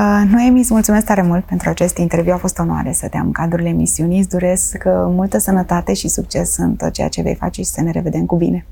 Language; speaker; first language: Romanian; native; Romanian